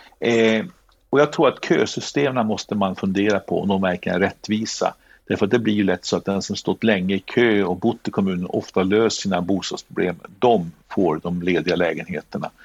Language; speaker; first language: Swedish; native; Swedish